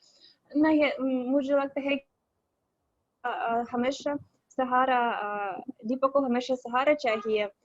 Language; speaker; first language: Hindi; non-native, learner; Russian